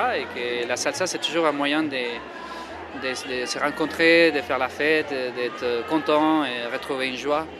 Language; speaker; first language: French; non-native, fluent; Spanish